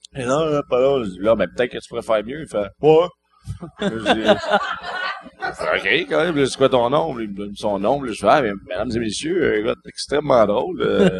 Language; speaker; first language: French; native; French